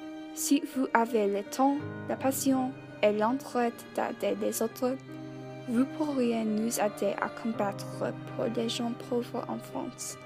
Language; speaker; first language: French; non-native, learner; English